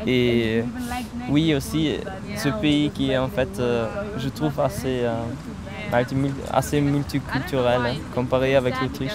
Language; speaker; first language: French; non-native, fluent; German